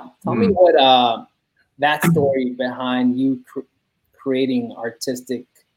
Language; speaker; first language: English; early bilingual, other home language; Spanish